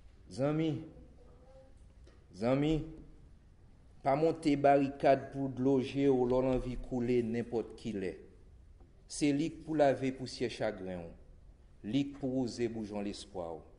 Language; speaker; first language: French; native; French